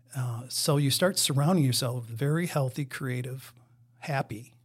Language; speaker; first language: English; native; English